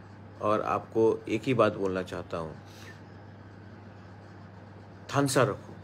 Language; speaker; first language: Hindi; non-native, local second language; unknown